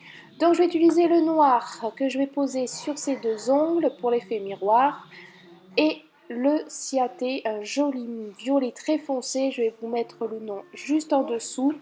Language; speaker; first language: French; native; French